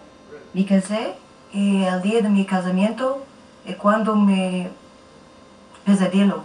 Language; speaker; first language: Spanish; non-native, learner; Portuguese